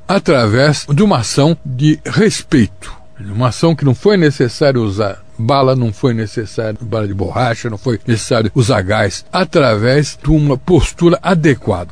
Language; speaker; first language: Portuguese; native; Portuguese